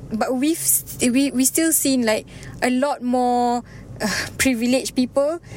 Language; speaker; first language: English; non-native, local second language; Malay